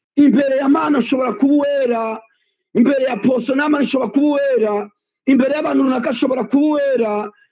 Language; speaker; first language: Kinyarwanda; native; Kinyarwanda